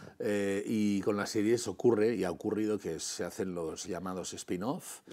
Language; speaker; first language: Spanish; non-native, local second language; Catalan